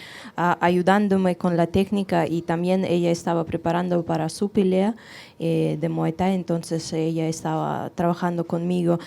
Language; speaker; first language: Spanish; non-native, fluent; Russian